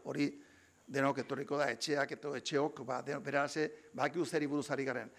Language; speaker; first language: Basque; native; Basque